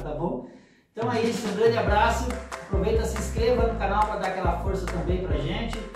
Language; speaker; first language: Portuguese; native; Portuguese